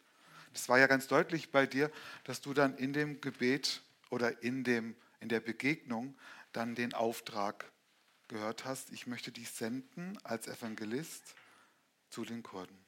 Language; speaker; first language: German; native; German